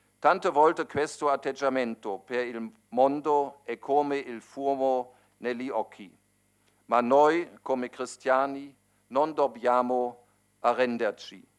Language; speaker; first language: Italian; non-native, fluent; German